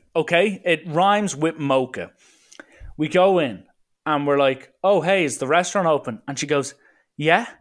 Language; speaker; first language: English; native; English